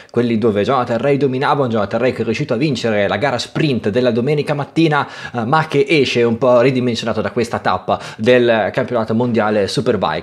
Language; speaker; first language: Italian; native; Italian